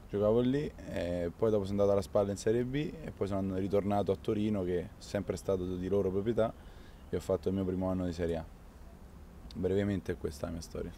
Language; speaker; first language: Italian; native; Italian